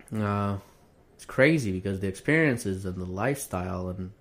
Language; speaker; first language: English; non-native, fluent; Arabic